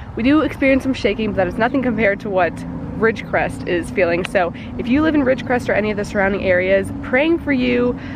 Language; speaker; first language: English; native; English